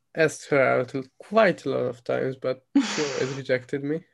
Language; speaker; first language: English; non-native, fluent; Hungarian